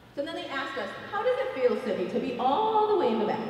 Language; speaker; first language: English; early bilingual, other home language; Spanish